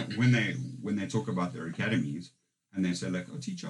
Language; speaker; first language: English; native; English